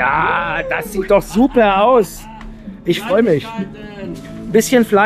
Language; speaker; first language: German; native; German